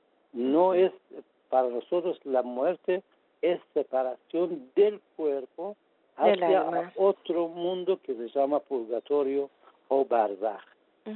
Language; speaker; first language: Spanish; non-native, fluent; Persian